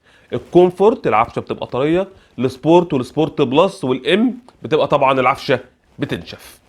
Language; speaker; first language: Arabic; native; Arabic